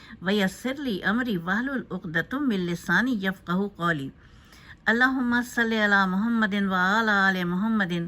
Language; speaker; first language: Urdu; native; Urdu